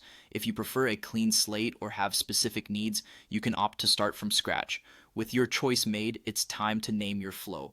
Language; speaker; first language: English; native; English